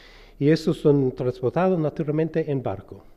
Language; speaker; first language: Spanish; non-native, fluent; English